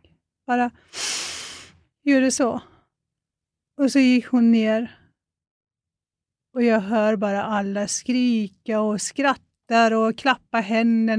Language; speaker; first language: Swedish; non-native, fluent; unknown